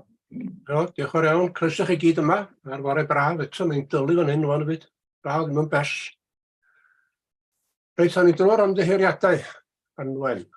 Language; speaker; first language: Welsh; native; Welsh